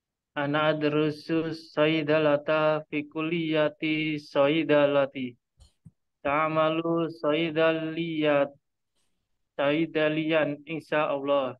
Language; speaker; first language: Arabic; non-native, learner; Indonesian